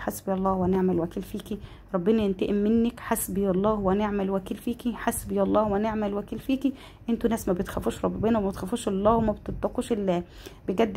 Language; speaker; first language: Arabic; native; Arabic